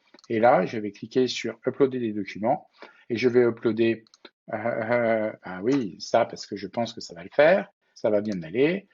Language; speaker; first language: French; native; French